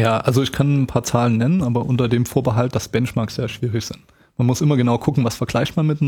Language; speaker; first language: German; native; German